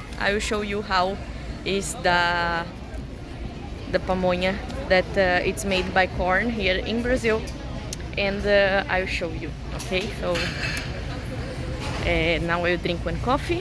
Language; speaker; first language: English; non-native, learner; Portuguese